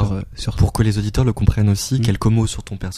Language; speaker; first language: French; native; French